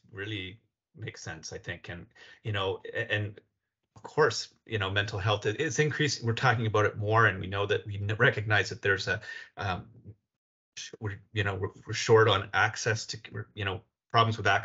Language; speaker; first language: English; native; English